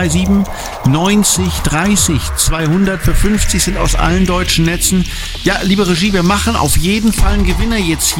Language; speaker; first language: German; native; German